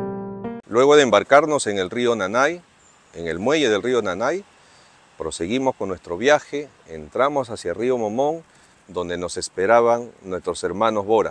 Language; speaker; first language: Spanish; native; Spanish